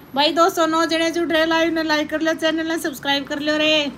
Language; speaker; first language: Hindi; native; Hindi